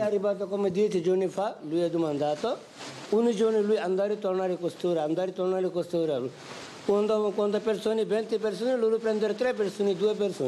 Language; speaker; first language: Italian; non-native, learner; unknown